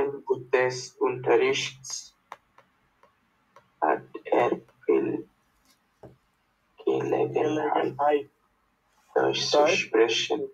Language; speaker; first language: German; non-native, learner; Bangla